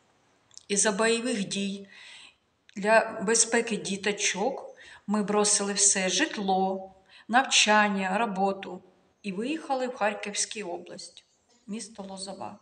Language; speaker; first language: Ukrainian; non-native, local second language; Russian